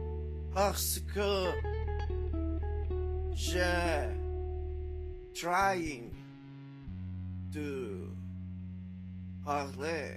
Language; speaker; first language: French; non-native, learner; English